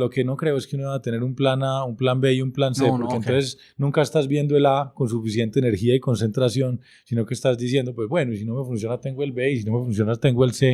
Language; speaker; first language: Spanish; native; Spanish